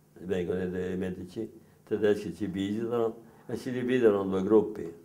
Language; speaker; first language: Italian; native; Italian